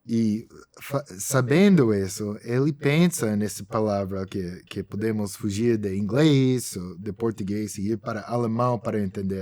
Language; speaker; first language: Portuguese; non-native, fluent; English